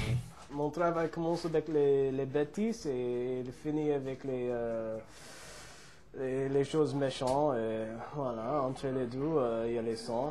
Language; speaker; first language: French; non-native, learner; English